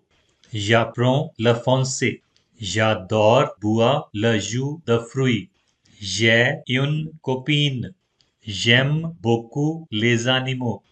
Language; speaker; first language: French; non-native, fluent; Hindi